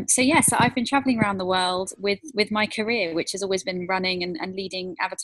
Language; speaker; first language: English; native; English